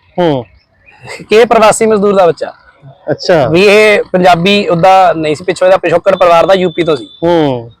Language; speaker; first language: Punjabi; non-native, local second language; Hindi